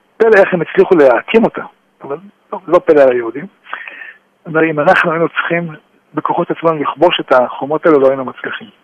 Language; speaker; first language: Hebrew; native; Hebrew